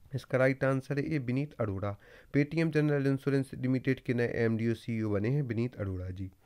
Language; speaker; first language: Hindi; native; Hindi